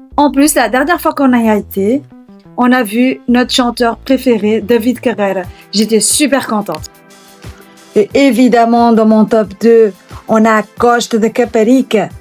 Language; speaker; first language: French; early bilingual, other home language; Portuguese